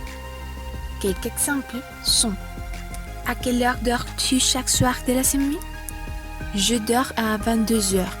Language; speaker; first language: French; non-native, fluent; Spanish